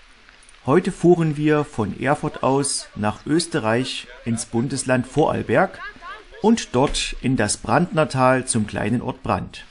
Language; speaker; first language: German; native; German